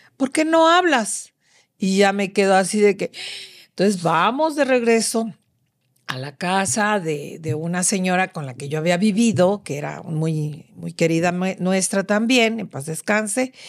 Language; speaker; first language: Spanish; native; Spanish